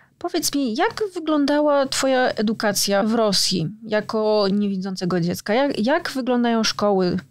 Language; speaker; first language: Polish; native; Polish